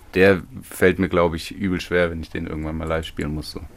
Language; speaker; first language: German; native; German